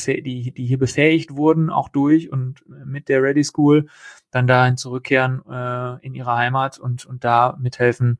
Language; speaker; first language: German; native; German